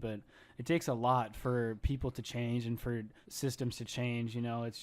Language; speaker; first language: English; native; English